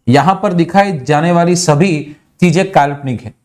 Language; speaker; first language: Hindi; non-native, local second language; Gujarati